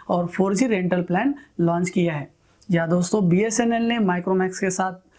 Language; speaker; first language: Hindi; non-native, local second language; Marathi